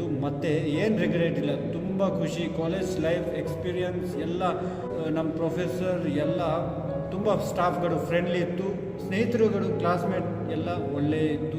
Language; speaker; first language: Kannada; non-native, fluent; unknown